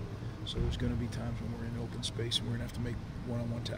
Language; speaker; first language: English; native; English